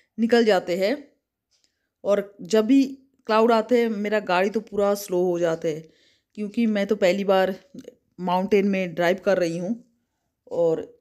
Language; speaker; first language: Hindi; non-native, local second language; Bangla